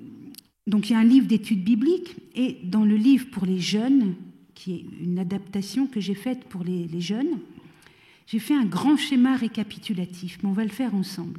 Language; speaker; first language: French; native; French